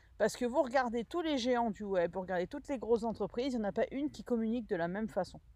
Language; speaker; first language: French; native; French